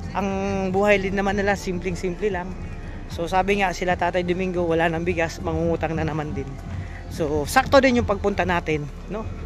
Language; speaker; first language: Filipino; non-native, local second language; Cebuano